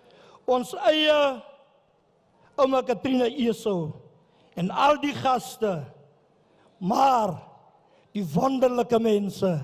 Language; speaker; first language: Afrikaans; non-native, local second language; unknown